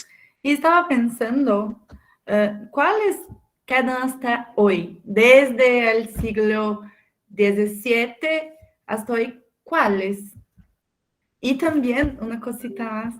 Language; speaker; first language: Spanish; non-native, fluent; Portuguese